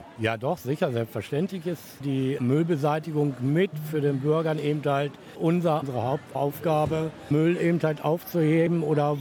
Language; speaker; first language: German; native; German